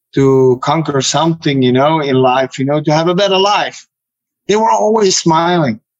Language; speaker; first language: English; non-native, fluent; Dutch